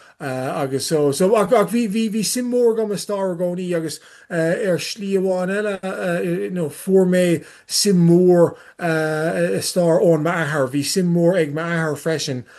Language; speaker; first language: Irish; non-native, learner; English